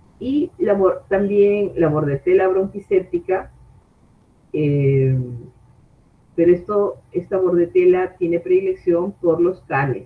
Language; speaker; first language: Spanish; native; Spanish